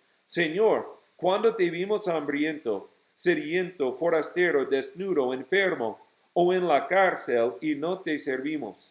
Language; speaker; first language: Spanish; non-native, fluent; English